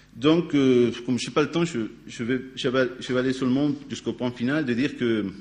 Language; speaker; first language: French; non-native, fluent; Spanish